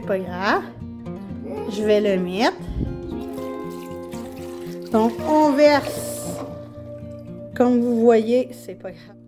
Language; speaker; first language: French; native; French